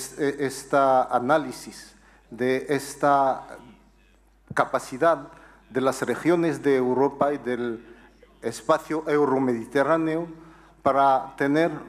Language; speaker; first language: Spanish; non-native, fluent; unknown